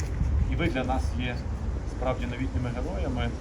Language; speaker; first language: Ukrainian; native; Ukrainian